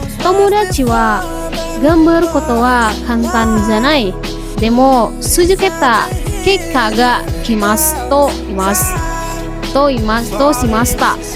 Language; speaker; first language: Japanese; non-native, learner; Indonesian